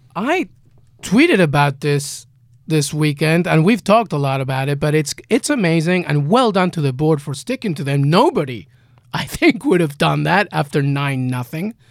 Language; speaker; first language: English; native; English